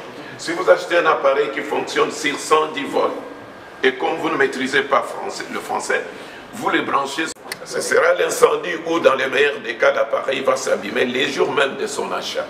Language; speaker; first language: French; non-native, local second language; Lingala